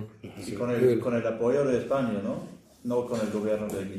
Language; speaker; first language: Spanish; non-native, fluent; German